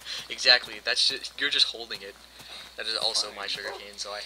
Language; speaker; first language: English; native; English